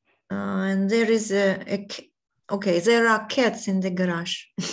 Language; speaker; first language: English; non-native, learner; Russian